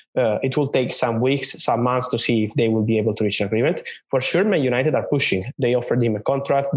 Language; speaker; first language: English; non-native, fluent; Italian